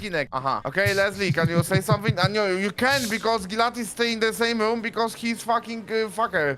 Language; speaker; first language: English; non-native, learner; Polish